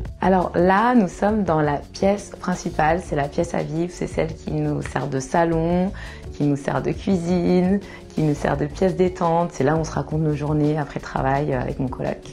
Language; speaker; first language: French; early bilingual, other home language; Kinyarwanda